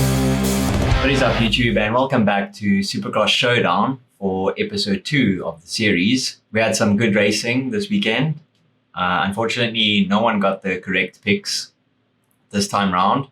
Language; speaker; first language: English; native; English